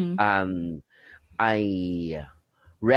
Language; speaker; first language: English; non-native, local second language; Filipino